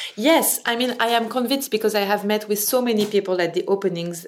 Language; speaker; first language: English; non-native, fluent; French